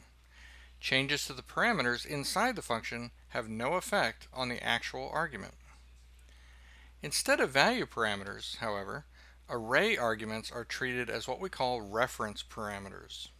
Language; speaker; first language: English; native; English